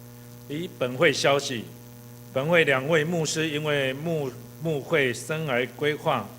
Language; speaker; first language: Chinese; native; Chinese